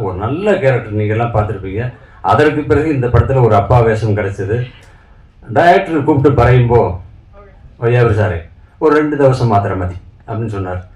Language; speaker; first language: Tamil; native; Tamil